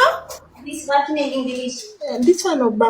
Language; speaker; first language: English; non-native, learner; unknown